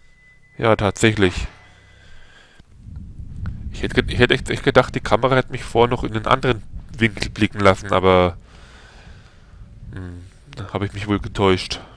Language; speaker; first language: German; native; German